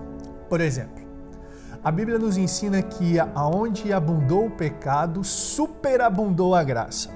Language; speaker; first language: Portuguese; native; Portuguese